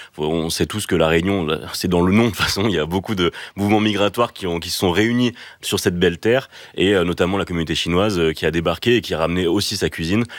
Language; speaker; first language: French; native; French